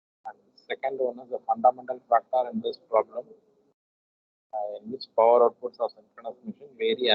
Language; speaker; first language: English; non-native, local second language; Tamil